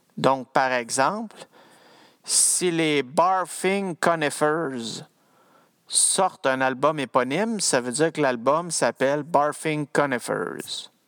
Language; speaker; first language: French; native; French